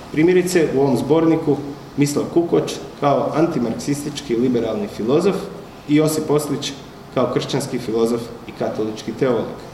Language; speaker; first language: Croatian; native; Croatian